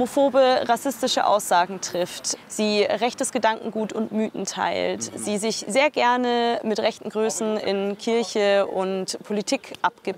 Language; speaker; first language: German; native; German